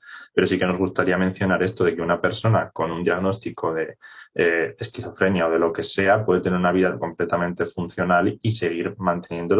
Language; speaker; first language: Spanish; native; Spanish